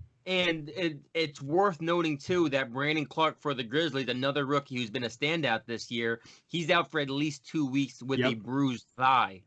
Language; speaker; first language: English; native; English